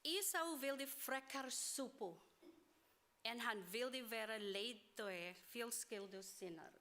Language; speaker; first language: Icelandic; non-native, learner; Swedish